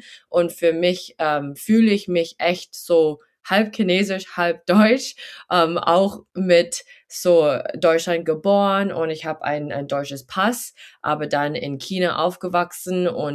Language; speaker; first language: German; early bilingual, heritage; German